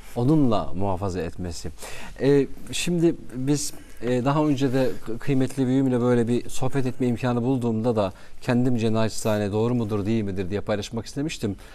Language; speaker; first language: Turkish; non-native, local second language; Kurdish